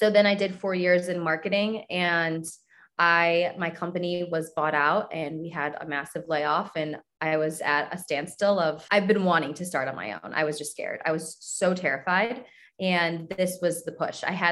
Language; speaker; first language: English; native; English